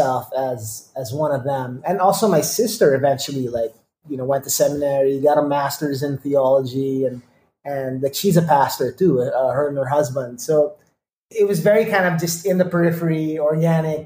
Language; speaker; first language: English; non-native, local second language; Filipino